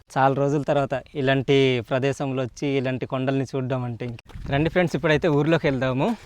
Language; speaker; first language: Telugu; non-native, local second language; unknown